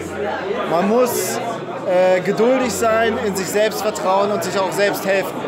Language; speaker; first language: German; native; German